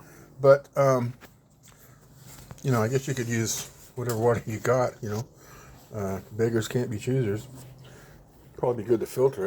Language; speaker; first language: English; native; English